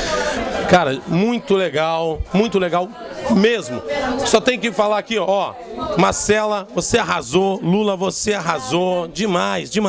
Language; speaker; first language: Portuguese; native; Portuguese